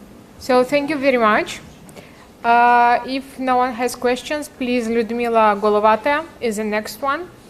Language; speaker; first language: English; non-native, fluent; Romanian